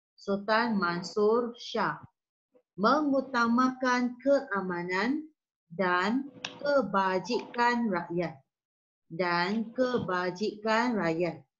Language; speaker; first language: Malay; native; Malay